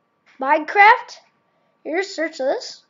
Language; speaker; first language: English; native; English